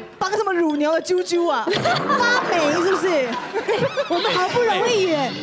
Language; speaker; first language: Chinese; native; Chinese